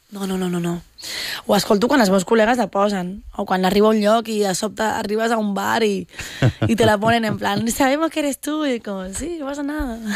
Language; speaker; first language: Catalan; non-native, local second language; Spanish